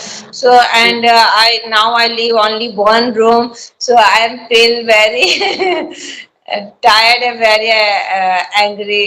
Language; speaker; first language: English; non-native, learner; Hindi